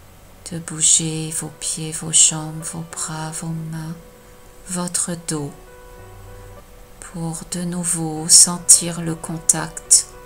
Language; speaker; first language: French; native; French